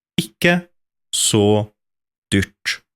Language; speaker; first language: Norwegian; non-native, fluent; Polish